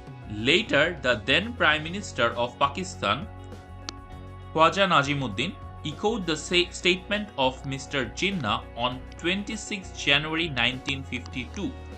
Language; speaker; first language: English; non-native, local second language; Bangla